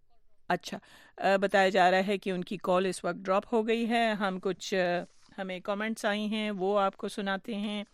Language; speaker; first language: Urdu; native; Urdu